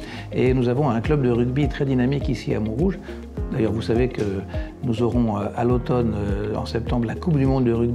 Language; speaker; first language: French; native; French